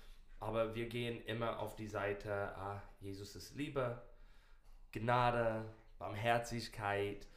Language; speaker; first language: German; non-native, learner; English